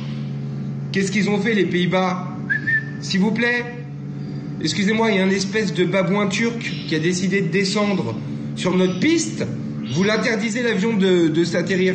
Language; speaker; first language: French; native; French